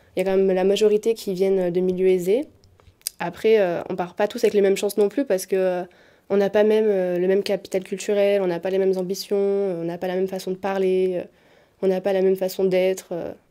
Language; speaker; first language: French; native; French